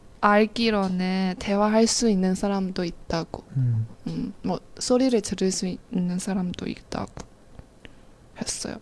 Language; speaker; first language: Korean; non-native, fluent; Chinese